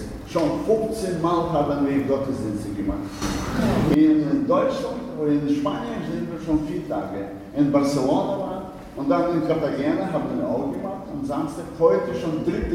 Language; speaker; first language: German; non-native, learner; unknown